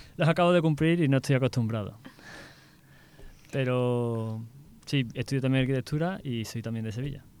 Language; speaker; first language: Spanish; native; Spanish